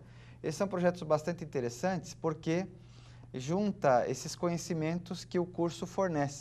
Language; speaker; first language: Portuguese; native; Portuguese